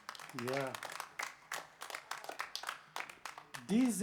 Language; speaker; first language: German; non-native, fluent; Igbo